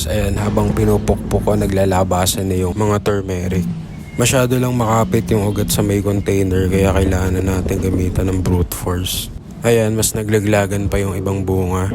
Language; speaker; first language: Filipino; native; Filipino